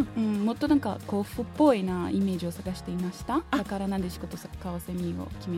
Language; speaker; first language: Japanese; non-native, learner; Portuguese